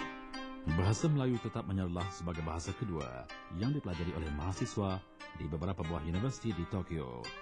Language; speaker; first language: Malay; native; Malay